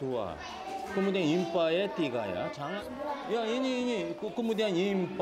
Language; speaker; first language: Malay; non-native, learner; Korean